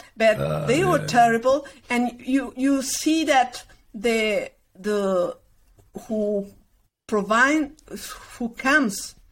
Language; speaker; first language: English; non-native, learner; Spanish